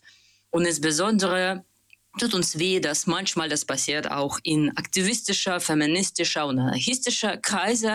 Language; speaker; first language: German; non-native, learner; Russian